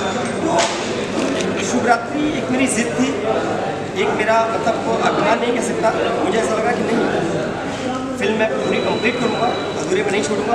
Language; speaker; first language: Hindi; native; Hindi